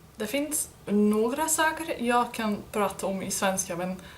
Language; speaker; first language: Swedish; non-native, learner; English